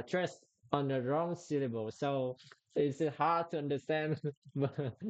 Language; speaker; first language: English; non-native, learner; Vietnamese